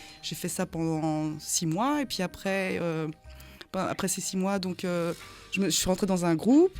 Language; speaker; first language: French; early bilingual, other home language; Khmer